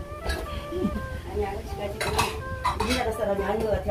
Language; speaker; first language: Korean; native; Korean